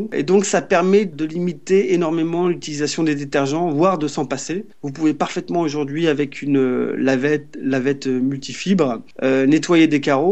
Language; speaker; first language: French; native; French